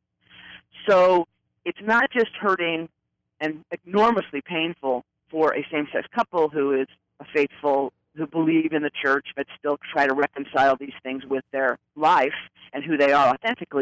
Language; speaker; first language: English; native; English